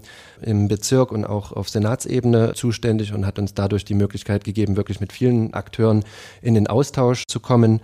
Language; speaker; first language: German; native; German